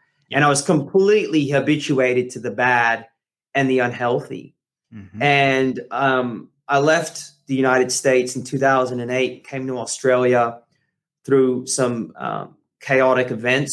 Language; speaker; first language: English; native; English